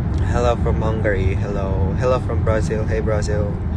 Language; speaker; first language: English; non-native, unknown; Korean